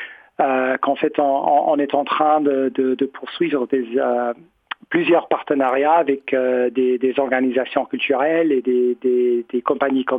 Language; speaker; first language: French; non-native, fluent; English